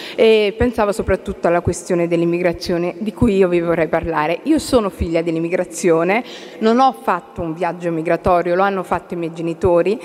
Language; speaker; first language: Italian; early bilingual, other home language; Somali